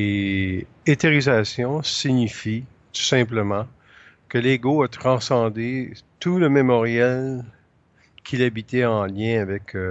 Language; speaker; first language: French; native; French